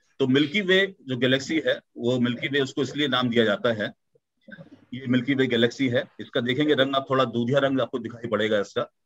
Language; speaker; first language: Hindi; native; Hindi